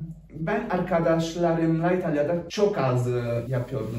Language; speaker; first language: Turkish; non-native, learner; Italian